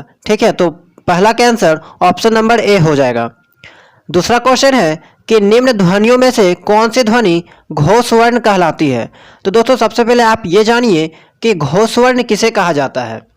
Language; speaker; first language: Hindi; native; Hindi